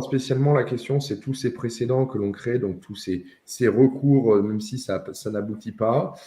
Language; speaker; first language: French; native; French